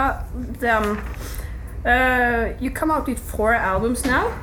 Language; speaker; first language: English; non-native, learner; Norwegian